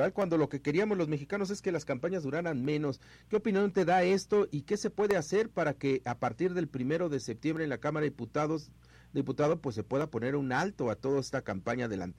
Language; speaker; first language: Spanish; native; Spanish